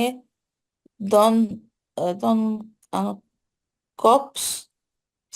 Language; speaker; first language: French; non-native, learner; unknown